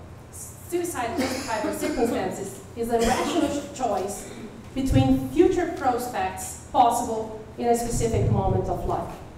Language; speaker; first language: English; non-native, fluent; Portuguese